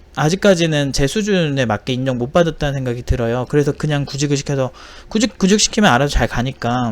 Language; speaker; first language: Korean; native; Korean